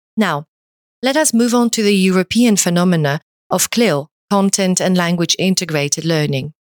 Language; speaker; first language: English; non-native, fluent; Polish